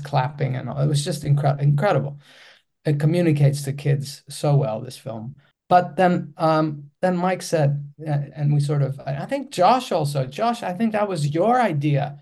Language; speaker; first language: English; non-native, fluent; Greek